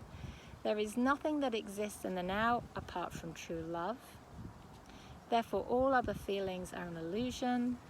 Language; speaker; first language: English; native; English